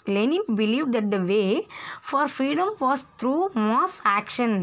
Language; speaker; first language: English; non-native, local second language; Tamil